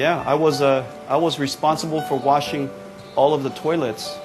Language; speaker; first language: English; early bilingual, other home language; Chinese